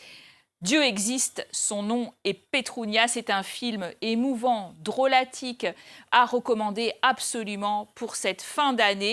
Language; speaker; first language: French; native; French